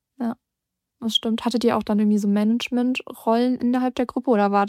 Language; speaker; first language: German; native; German